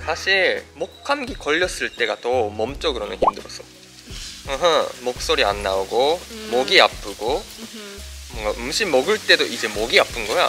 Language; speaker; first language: Korean; non-native, fluent; Japanese